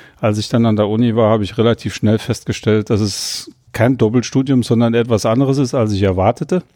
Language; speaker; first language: German; native; German